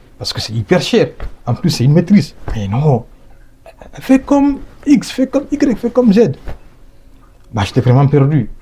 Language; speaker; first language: French; non-native, local second language; Fula